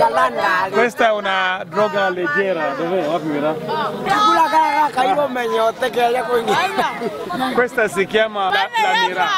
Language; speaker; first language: Italian; non-native, fluent; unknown